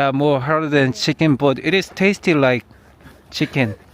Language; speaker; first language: English; non-native, learner; Korean